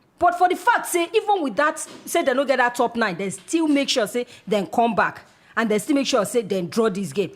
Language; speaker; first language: Nigerian Pidgin; native; Nigerian Pidgin